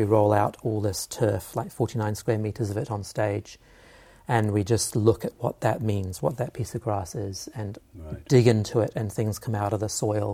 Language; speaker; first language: English; native; English